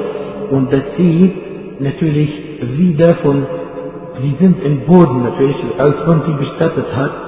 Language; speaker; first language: German; non-native, fluent; Arabic